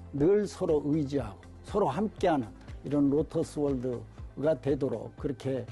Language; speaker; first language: Korean; native; Korean